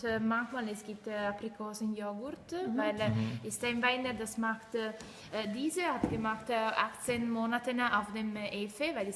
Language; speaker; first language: German; non-native, learner; Italian